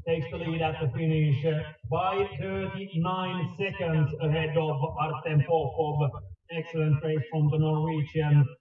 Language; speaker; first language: English; non-native, fluent; Finnish